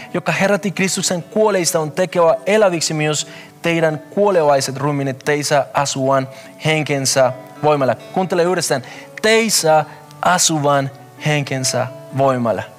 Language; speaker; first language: Finnish; non-native, fluent; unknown